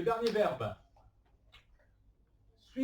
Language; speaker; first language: French; native; French